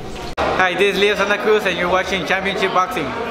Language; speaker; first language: English; early bilingual, other home language; Spanish